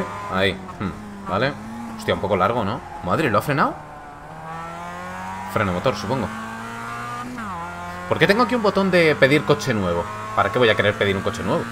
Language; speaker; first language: Spanish; native; Spanish